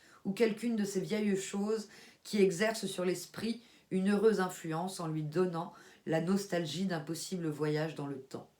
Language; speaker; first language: French; native; French